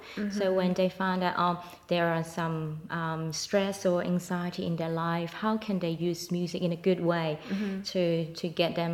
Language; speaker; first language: English; non-native, local second language; Cantonese